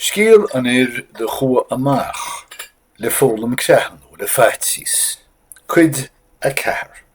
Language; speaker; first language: Irish; native; Irish